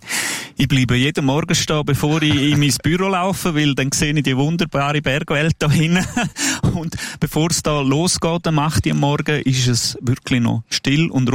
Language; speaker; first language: German; native; German